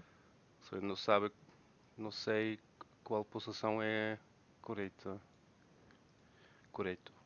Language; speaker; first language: Portuguese; non-native, learner; German